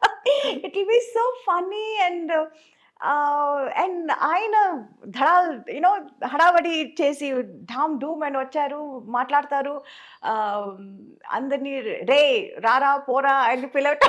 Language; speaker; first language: Telugu; non-native, fluent; Tamil